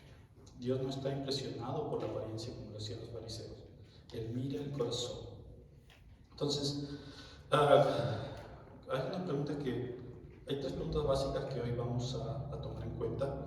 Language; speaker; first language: Spanish; native; Spanish